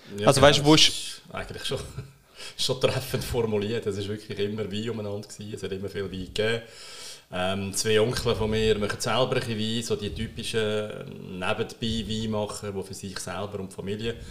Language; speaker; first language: German; native; German